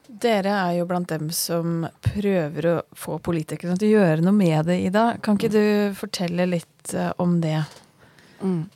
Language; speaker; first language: Norwegian; native; Norwegian